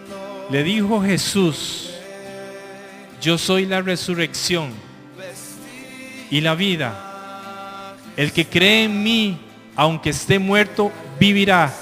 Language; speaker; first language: Spanish; native; Spanish